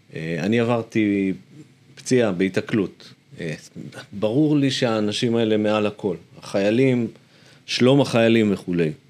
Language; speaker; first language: Hebrew; native; Hebrew